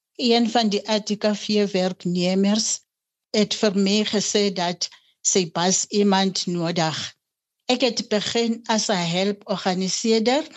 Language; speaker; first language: Afrikaans; non-native, local second language; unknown